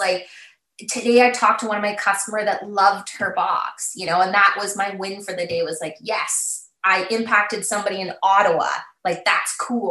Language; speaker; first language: English; native; English